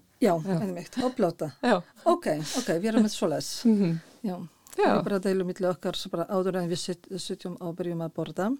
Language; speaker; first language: Icelandic; non-native, fluent; Polish